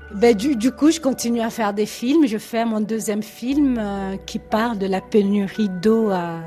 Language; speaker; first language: French; non-native, local second language; Lingala